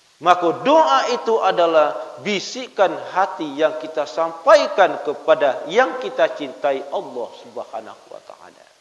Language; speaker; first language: Malay; non-native, local second language; Minangkabau